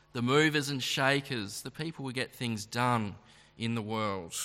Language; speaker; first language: English; native; English